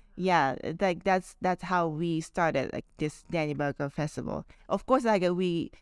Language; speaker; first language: English; non-native, fluent; Japanese